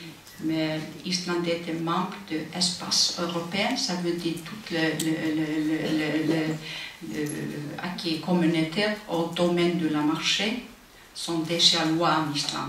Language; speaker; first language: French; non-native, fluent; Icelandic